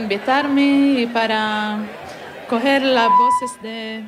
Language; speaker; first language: Spanish; non-native, learner; Hebrew